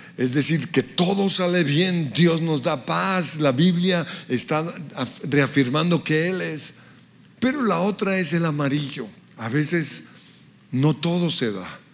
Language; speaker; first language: Spanish; early bilingual, other home language; English